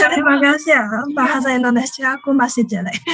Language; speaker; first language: Indonesian; non-native, learner; Chinese